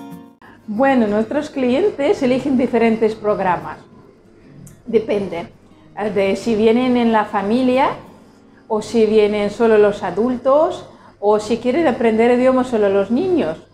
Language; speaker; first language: Spanish; non-native, fluent; Russian